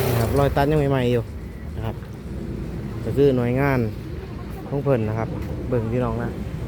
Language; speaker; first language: Thai; native; Thai